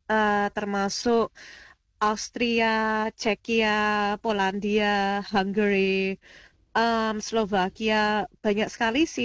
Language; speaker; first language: Indonesian; early bilingual, heritage; Indonesian